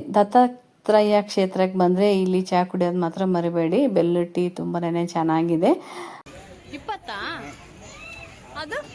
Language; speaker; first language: Kannada; native; Kannada